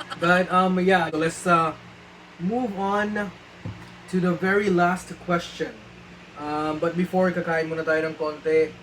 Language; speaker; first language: Filipino; early bilingual, other home language; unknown